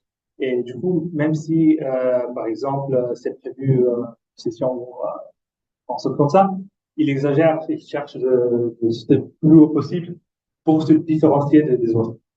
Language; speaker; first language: French; non-native, fluent; Italian